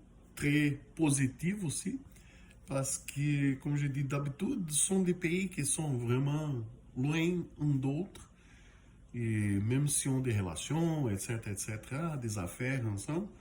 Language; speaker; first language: French; non-native, fluent; Portuguese